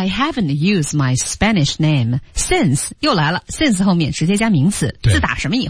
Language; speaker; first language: Chinese; native; Chinese